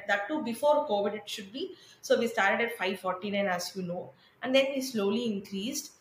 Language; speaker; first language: English; non-native, local second language; Tamil